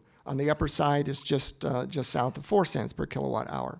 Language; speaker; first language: English; native; English